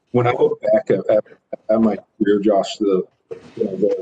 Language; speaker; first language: English; native; English